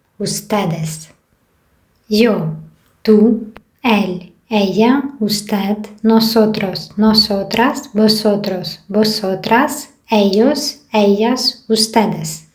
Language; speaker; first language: Spanish; non-native, fluent; Ukrainian